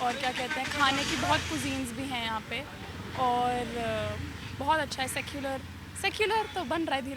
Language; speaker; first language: Hindi; native; Hindi